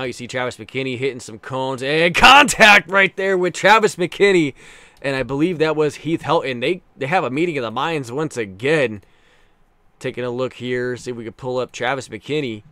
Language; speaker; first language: English; native; English